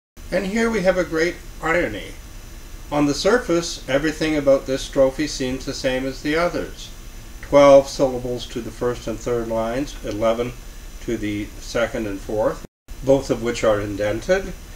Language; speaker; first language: English; native; English